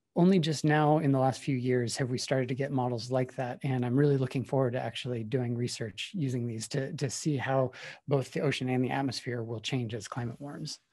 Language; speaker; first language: English; native; English